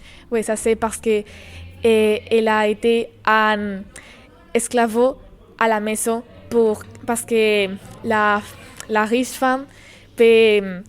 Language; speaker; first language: French; non-native, learner; Spanish